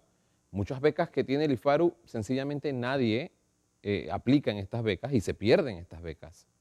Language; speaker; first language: Spanish; native; Spanish